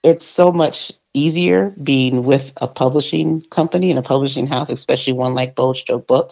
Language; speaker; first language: English; native; English